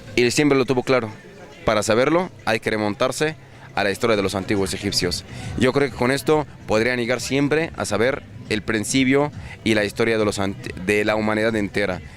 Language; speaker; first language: Spanish; non-native, fluent; Arabic